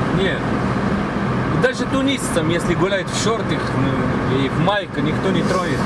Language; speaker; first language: Russian; non-native, fluent; Arabic